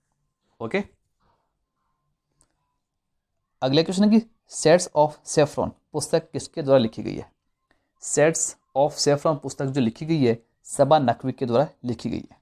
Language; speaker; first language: Hindi; native; Hindi